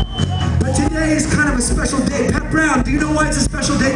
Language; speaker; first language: English; native; English